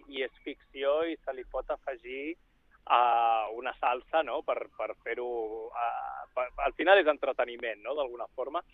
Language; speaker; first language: Catalan; native; Catalan